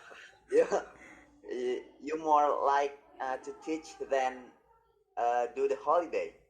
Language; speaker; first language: English; non-native, learner; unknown